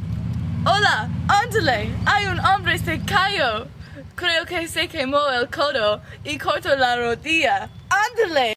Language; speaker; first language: Spanish; non-native, learner; English